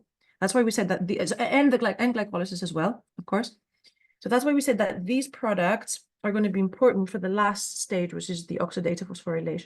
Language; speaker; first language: English; native; English